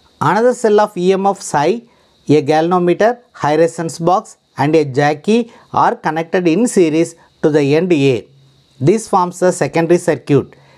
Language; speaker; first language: English; non-native, local second language; Tamil